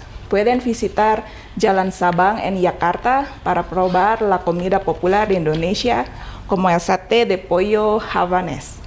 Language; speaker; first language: Spanish; non-native, fluent; Indonesian